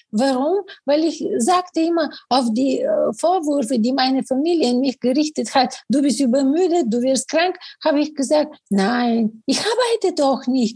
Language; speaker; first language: German; non-native, fluent; Bulgarian